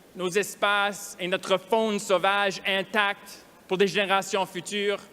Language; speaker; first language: French; non-native, local second language; English